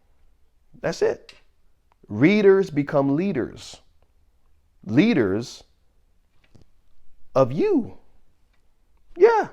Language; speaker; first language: English; native; English